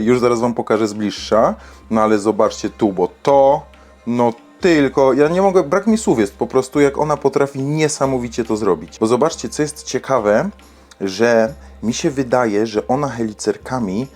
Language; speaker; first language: Polish; native; Polish